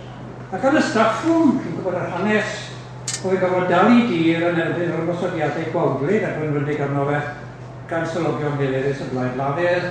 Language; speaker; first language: Welsh; native; Welsh